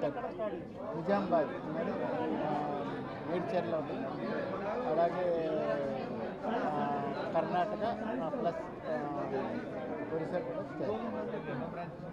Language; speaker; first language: Telugu; native; Telugu